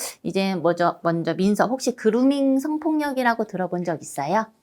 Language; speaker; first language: Korean; native; Korean